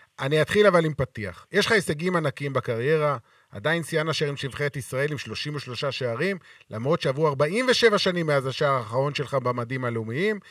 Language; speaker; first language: Hebrew; native; Hebrew